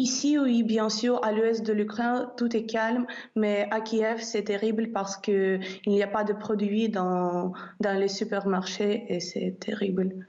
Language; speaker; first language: French; non-native, fluent; Ukrainian